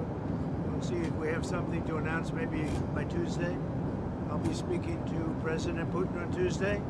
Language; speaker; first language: English; native; English